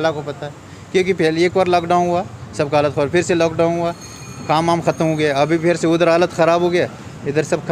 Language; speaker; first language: Hindi; non-native, learner; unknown